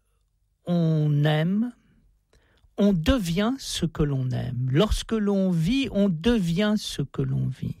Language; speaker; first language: French; native; French